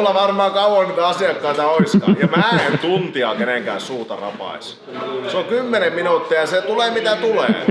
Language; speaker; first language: Finnish; native; Finnish